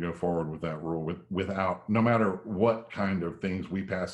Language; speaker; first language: English; native; English